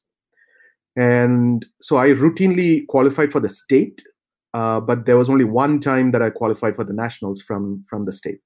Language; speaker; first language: English; non-native, local second language; Malayalam